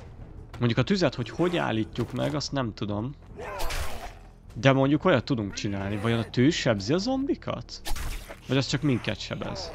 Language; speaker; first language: Hungarian; native; Hungarian